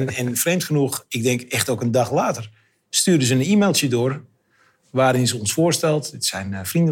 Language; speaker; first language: Dutch; native; Dutch